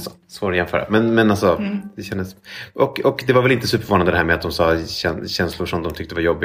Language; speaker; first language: Swedish; native; Swedish